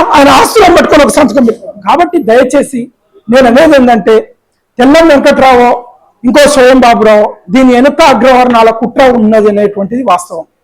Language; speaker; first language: Telugu; non-native, local second language; Lambadi